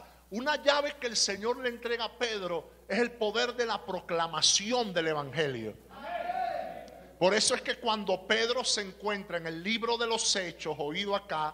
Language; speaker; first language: Spanish; native; Spanish